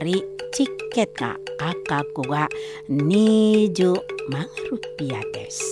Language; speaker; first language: Japanese; non-native, learner; Indonesian